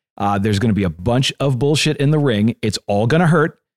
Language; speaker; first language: English; native; English